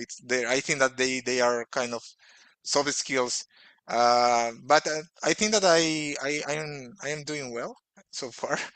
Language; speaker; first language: English; non-native, fluent; Portuguese